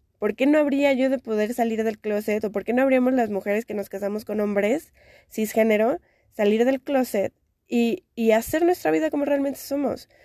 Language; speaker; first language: Spanish; native; Spanish